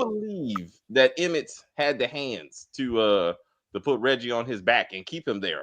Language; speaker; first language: English; native; English